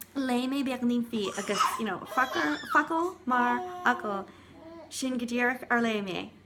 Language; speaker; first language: Irish; non-native, learner; English